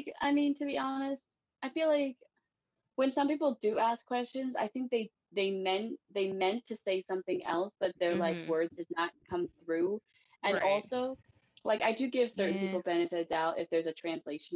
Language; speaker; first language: English; native; English